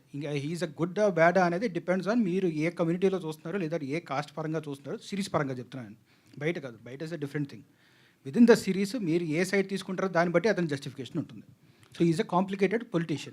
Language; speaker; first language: Telugu; native; Telugu